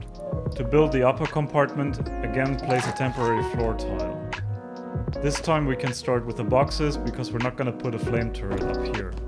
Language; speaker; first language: English; non-native, fluent; German